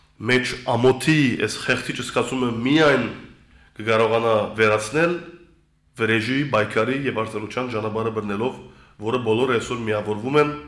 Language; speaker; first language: Armenian; early bilingual, heritage; Armenian